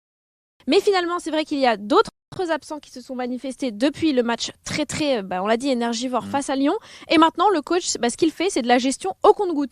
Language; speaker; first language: French; native; French